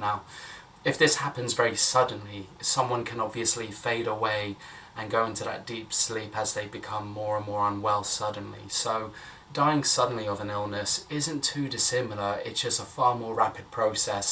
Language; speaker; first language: English; native; English